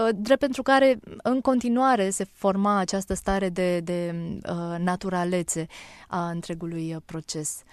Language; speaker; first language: Romanian; native; Romanian